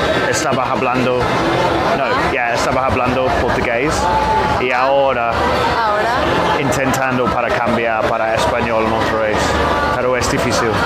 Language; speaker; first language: Spanish; non-native, learner; English